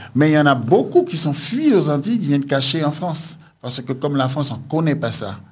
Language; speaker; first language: French; native; French